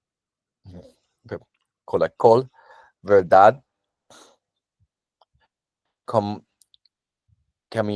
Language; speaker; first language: Spanish; non-native, learner; English